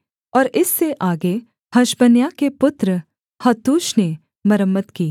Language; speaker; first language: Hindi; native; Hindi